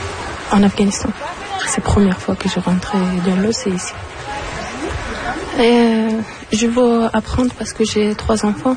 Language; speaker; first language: French; non-native, learner; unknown